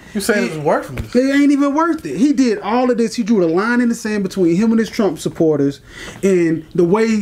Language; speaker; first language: English; native; English